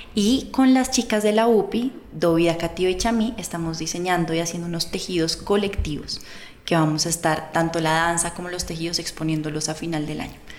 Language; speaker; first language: Spanish; native; Spanish